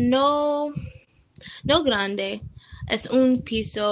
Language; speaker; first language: Spanish; non-native, learner; English